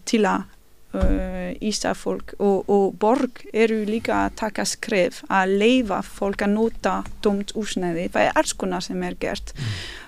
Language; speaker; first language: Icelandic; non-native, fluent; Bosnian